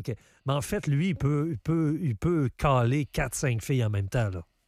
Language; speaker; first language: French; native; French